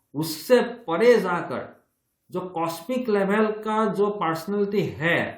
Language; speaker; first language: Hindi; non-native, local second language; Assamese